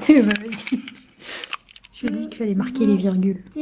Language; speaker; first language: French; native; French